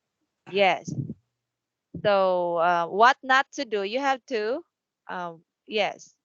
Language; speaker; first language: English; non-native, fluent; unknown